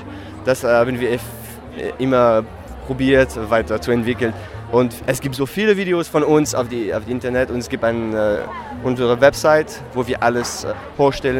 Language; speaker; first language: German; non-native, fluent; French